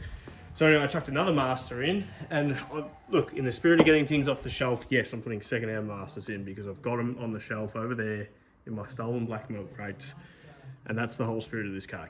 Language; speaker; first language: English; native; English